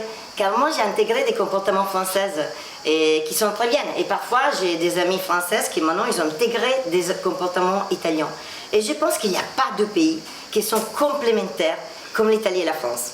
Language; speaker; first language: French; non-native, fluent; Italian